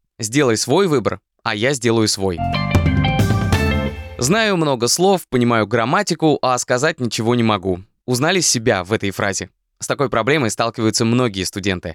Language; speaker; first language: Russian; native; Russian